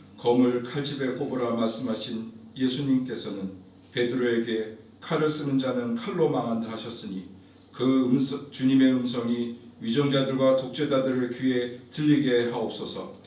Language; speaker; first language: Korean; native; Korean